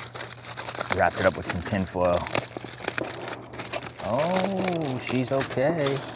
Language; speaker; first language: English; native; English